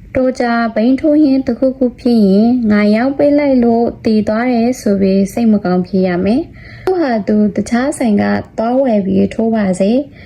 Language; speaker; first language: Burmese; non-native, local second language; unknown